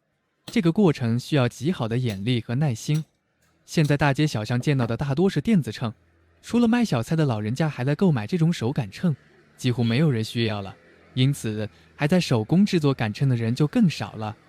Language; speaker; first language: Chinese; native; Chinese